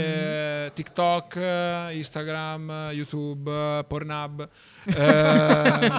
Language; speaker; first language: English; non-native, learner; Italian